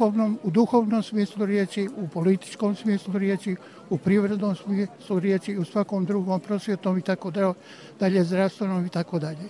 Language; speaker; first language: Serbian; native; Serbian